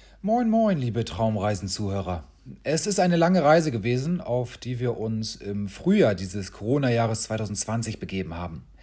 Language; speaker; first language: German; native; German